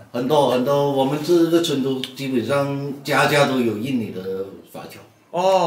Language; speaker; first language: Chinese; non-native, local second language; Hakka Chinese